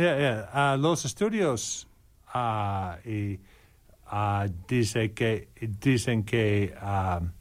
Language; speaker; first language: Spanish; non-native, learner; English